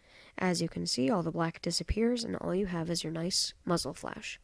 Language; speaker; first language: English; native; English